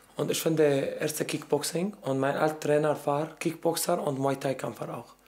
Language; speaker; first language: German; non-native, learner; Arabic